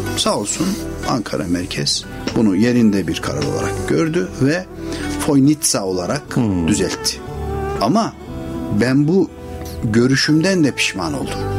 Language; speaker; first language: Turkish; native; Turkish